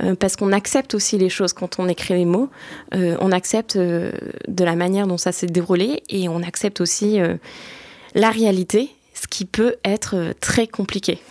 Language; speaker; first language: French; early bilingual, other home language; Turkish